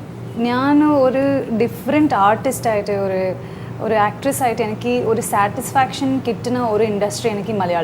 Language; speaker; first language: Malayalam; non-native, learner; Kannada